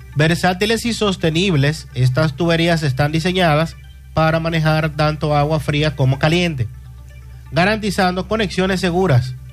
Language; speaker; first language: Spanish; native; Spanish